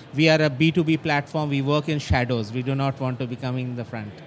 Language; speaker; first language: English; non-native, local second language; Bangla